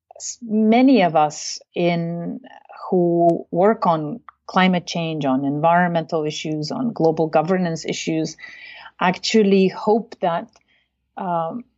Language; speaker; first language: English; non-native, fluent; Bulgarian